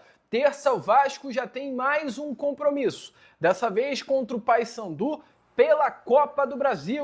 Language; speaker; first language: Portuguese; native; Portuguese